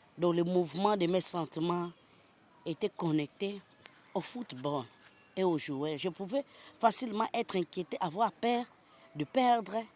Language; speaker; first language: French; non-native, local second language; Lingala